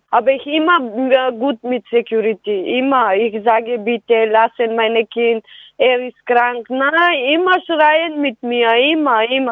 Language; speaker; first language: German; non-native, learner; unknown